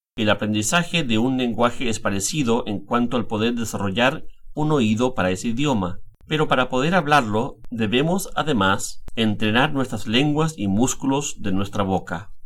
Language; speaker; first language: Spanish; native; Spanish